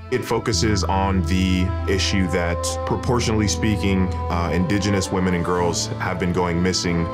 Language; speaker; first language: English; native; English